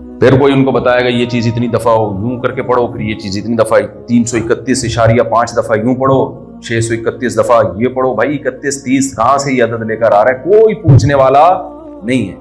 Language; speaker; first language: Urdu; native; Urdu